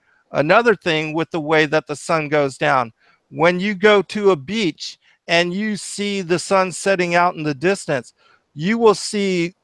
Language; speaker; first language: English; native; English